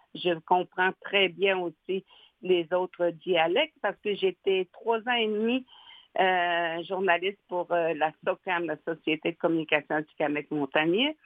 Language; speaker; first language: French; native; French